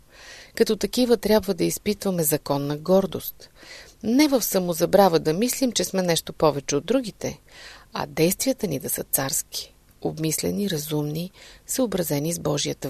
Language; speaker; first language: Bulgarian; native; Bulgarian